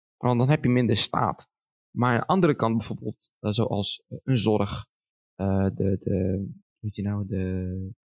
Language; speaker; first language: Dutch; early bilingual, other home language; Arabic